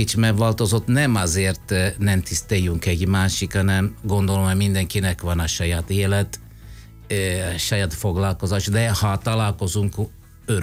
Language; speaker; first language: Hungarian; non-native, fluent; Italian